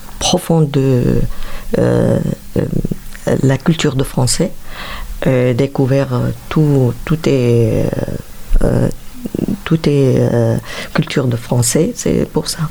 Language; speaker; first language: French; non-native, learner; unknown